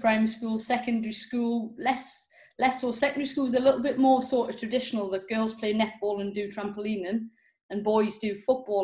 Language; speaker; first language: English; native; English